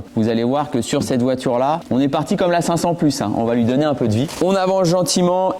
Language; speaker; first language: French; native; French